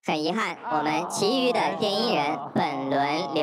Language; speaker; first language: Chinese; native; Chinese